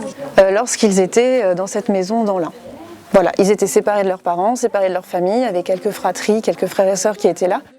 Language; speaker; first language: French; native; French